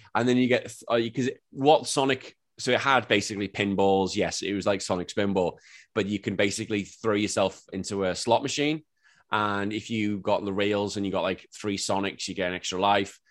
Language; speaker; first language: English; native; English